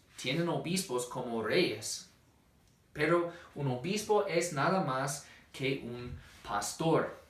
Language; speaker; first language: Spanish; non-native, fluent; English